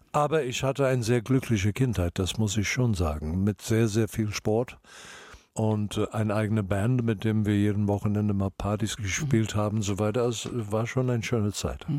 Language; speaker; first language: German; non-native, fluent; English